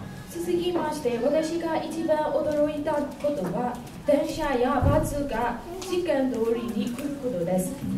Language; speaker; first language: Japanese; non-native, learner; Burmese